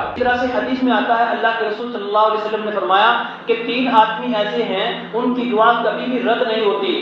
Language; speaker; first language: Urdu; native; Urdu